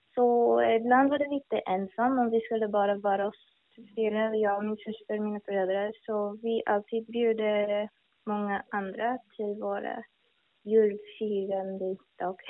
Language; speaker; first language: Swedish; non-native, fluent; English